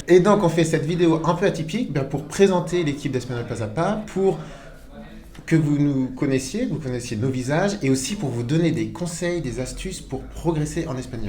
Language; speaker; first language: French; native; French